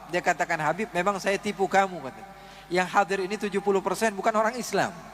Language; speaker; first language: Indonesian; native; Indonesian